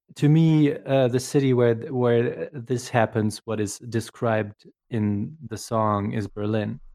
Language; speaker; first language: English; non-native, fluent; German